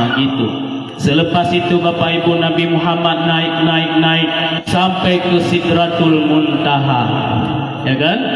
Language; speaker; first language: Malay; non-native, local second language; Achinese